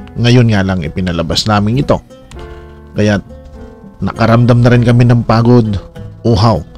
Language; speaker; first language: Filipino; native; Filipino